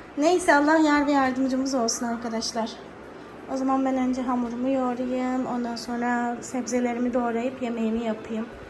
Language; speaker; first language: Turkish; native; Turkish